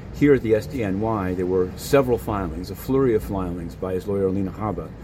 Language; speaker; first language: English; native; English